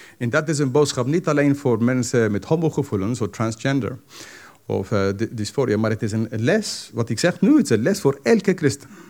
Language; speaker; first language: Dutch; non-native, fluent; English